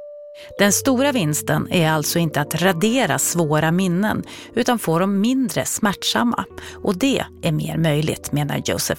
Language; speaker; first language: Swedish; native; Swedish